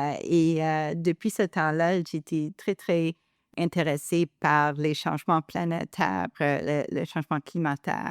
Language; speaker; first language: French; non-native, local second language; English